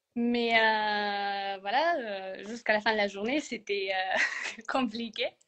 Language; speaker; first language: French; non-native, fluent; Romanian